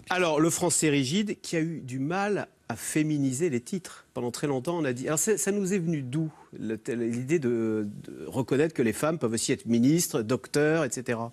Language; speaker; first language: French; native; French